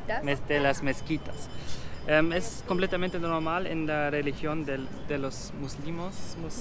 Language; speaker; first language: Spanish; non-native, learner; German